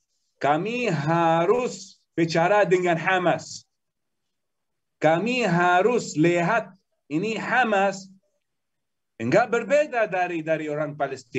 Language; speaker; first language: Indonesian; non-native, learner; Arabic